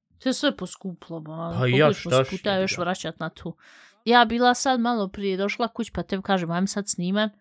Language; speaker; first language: Bosnian; early bilingual, heritage; Bosnian